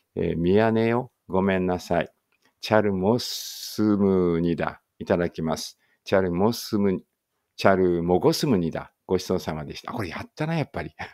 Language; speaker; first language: Japanese; native; Japanese